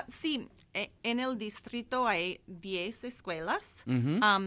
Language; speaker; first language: Spanish; non-native, fluent; English